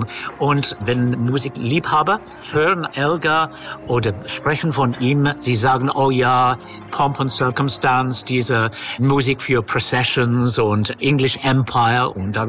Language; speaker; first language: German; non-native, fluent; English